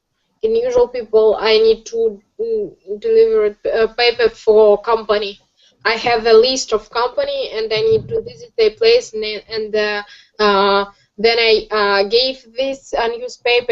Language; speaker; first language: English; non-native, learner; Russian